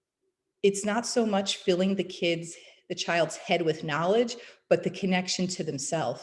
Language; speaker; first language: English; native; English